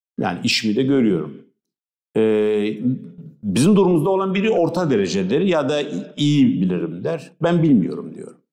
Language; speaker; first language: Turkish; non-native, local second language; Kurdish